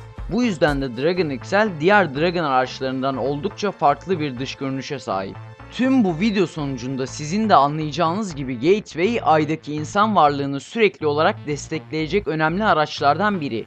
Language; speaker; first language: Turkish; native; Turkish